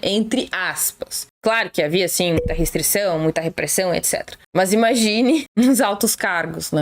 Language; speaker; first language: Portuguese; native; Portuguese